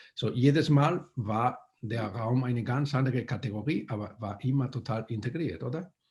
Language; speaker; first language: German; non-native, fluent; Spanish